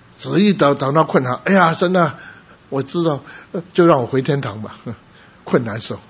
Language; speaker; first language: Chinese; non-native, local second language; Cantonese